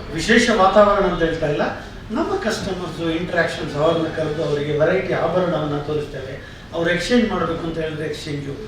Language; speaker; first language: Kannada; native; Kannada